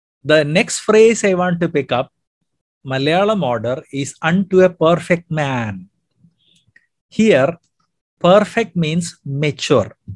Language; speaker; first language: English; non-native, local second language; Malayalam